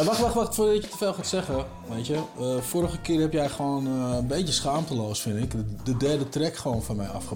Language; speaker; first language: Dutch; native; Dutch